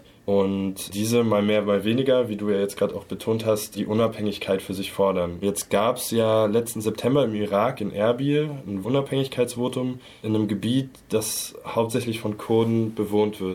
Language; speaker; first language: German; native; German